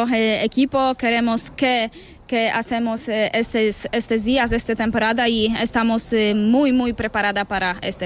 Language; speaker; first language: Spanish; non-native, learner; Polish